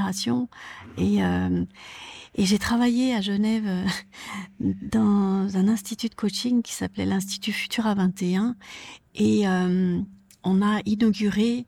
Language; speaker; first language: French; native; French